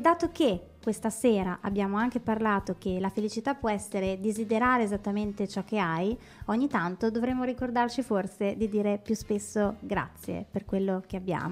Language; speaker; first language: Italian; native; Italian